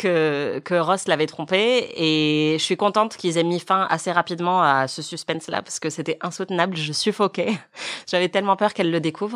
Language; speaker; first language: French; native; French